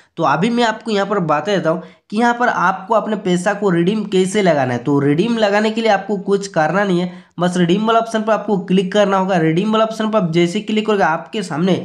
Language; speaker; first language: Hindi; native; Hindi